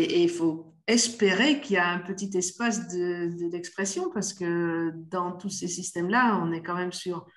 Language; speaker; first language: French; native; French